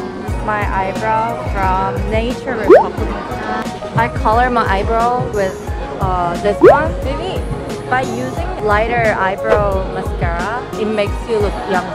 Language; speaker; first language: English; non-native, fluent; Korean